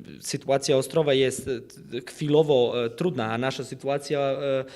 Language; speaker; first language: Polish; non-native, fluent; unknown